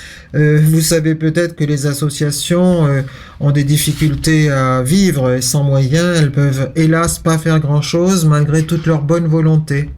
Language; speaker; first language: French; native; French